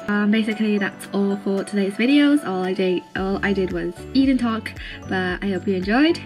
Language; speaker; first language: English; early bilingual, other home language; Japanese